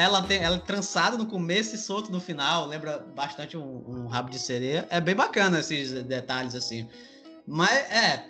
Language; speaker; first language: Portuguese; native; Portuguese